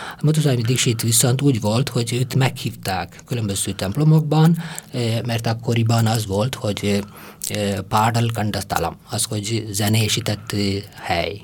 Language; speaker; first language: Hungarian; non-native, fluent; Tamil